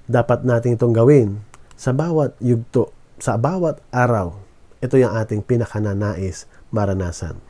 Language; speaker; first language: Filipino; native; Filipino